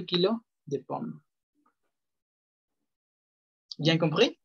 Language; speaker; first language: French; non-native, fluent; Spanish